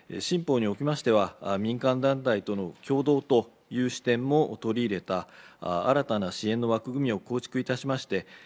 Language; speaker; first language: Japanese; native; Japanese